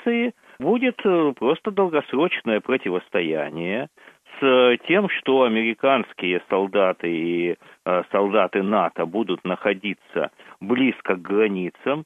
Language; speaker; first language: Russian; native; Russian